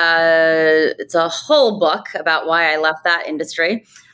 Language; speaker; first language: English; native; English